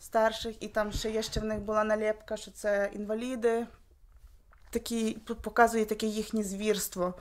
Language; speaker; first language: Polish; non-native, learner; Ukrainian